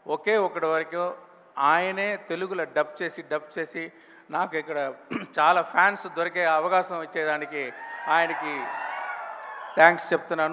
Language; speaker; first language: Telugu; non-native, local second language; Tamil